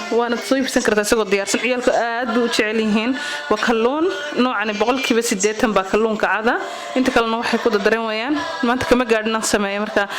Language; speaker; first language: Somali; early bilingual, heritage; Somali